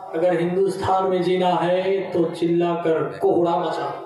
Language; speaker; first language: Hindi; non-native, local second language; Bangla